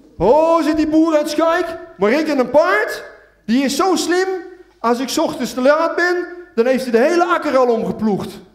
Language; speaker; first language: Dutch; native; Dutch